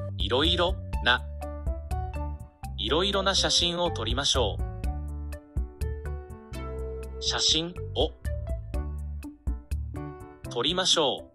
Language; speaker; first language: Japanese; non-native, learner; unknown